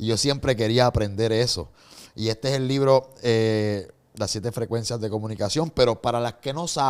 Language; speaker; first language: Spanish; native; Spanish